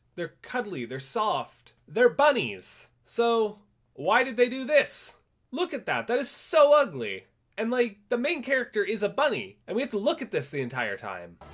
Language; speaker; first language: English; native; English